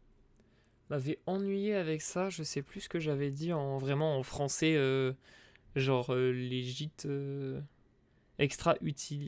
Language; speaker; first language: French; native; French